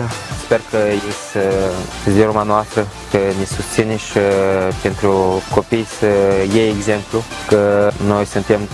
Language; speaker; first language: Romanian; early bilingual, heritage; Romanian